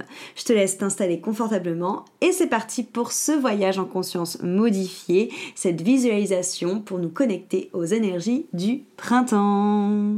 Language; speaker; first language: French; native; French